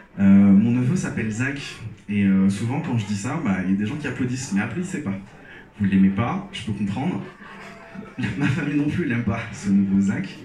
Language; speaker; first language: French; non-native, local second language; Arabic